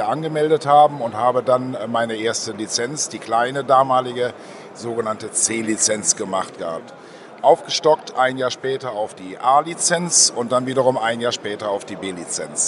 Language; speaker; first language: German; native; German